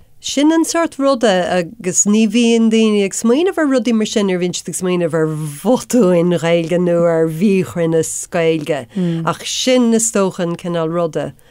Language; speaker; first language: Irish; non-native, local second language; English